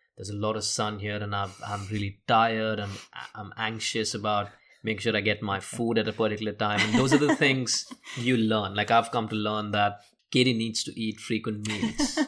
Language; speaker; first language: English; non-native, local second language; Hindi